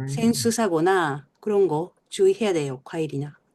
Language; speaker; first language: Korean; non-native, learner; Japanese